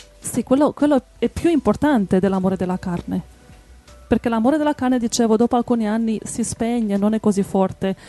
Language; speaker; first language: Italian; native; Italian